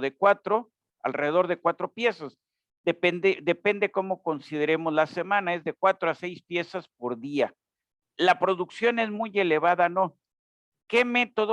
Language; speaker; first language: Spanish; native; Spanish